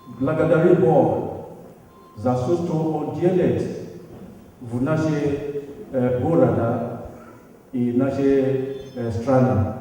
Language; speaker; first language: Russian; non-native, learner; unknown